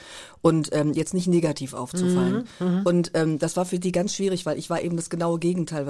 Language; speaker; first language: German; early bilingual, other home language; Turkish